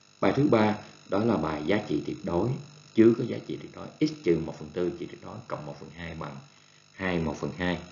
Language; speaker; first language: Vietnamese; native; Vietnamese